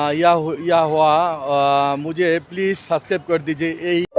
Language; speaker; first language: Hindi; non-native, learner; Bangla